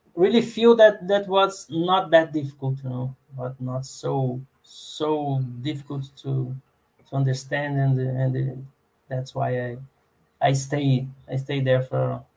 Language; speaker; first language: English; non-native, learner; Portuguese